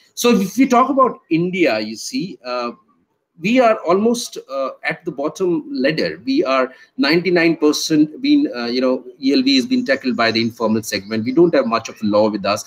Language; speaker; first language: English; non-native, local second language; Hindi